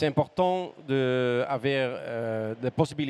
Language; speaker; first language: French; non-native, learner; Dutch